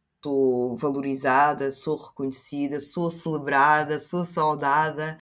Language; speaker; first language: Portuguese; early bilingual, other home language; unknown